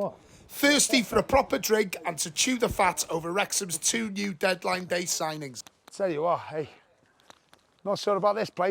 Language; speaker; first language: English; native; English